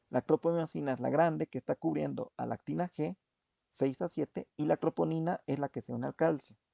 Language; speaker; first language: Spanish; native; Spanish